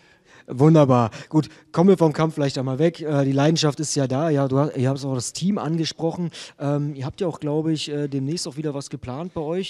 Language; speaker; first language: German; native; German